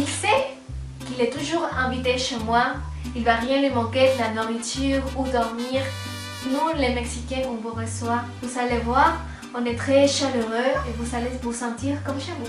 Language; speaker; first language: French; non-native, fluent; Spanish